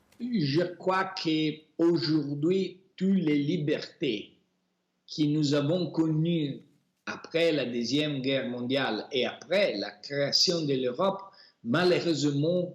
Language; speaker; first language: French; non-native, fluent; Italian